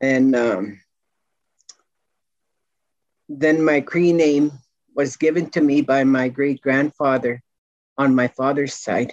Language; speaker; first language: English; non-native, local second language; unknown